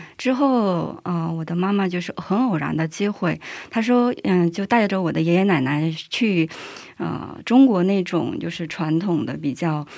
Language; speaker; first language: Chinese; non-native, local second language; Mongolian